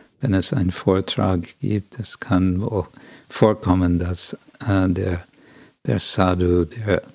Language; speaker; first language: German; non-native, fluent; English